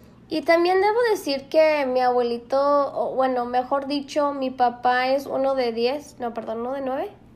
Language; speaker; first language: Spanish; early bilingual, heritage; Spanish